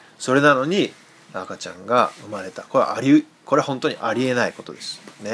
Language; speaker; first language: Japanese; native; Japanese